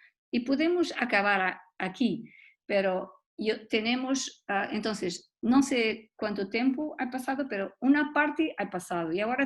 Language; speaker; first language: Spanish; non-native, learner; Portuguese